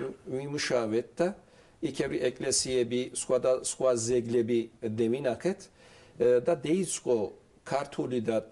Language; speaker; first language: Georgian; early bilingual, heritage; Turkish